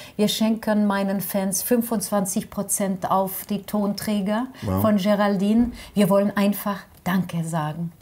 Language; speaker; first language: German; non-native, fluent; French